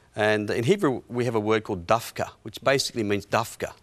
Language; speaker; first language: English; native; English